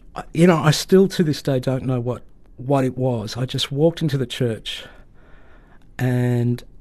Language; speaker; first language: English; native; English